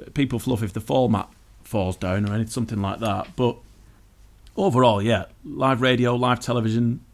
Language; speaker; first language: English; native; English